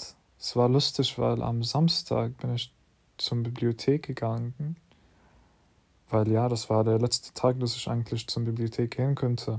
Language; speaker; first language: German; non-native, fluent; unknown